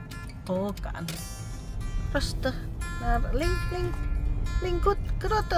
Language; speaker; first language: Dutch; non-native, learner; Indonesian